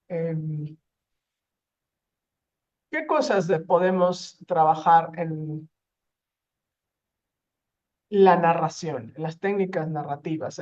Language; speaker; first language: Spanish; native; Spanish